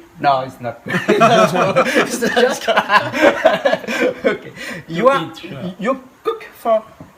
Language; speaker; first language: English; non-native, learner; French